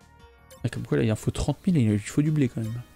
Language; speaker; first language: French; native; French